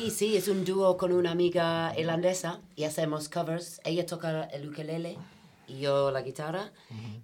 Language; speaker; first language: Spanish; non-native, fluent; English